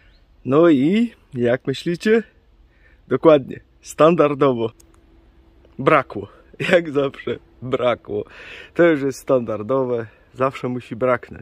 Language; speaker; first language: Polish; native; Polish